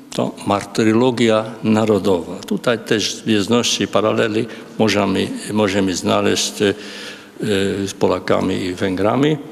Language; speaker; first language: Polish; non-native, fluent; Hungarian